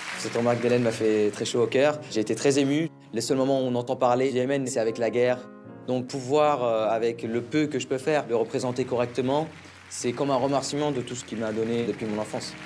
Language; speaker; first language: French; non-native, fluent; Arabic